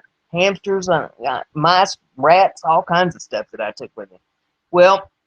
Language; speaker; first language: English; native; English